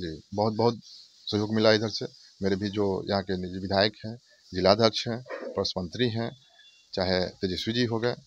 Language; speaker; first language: Hindi; native; Hindi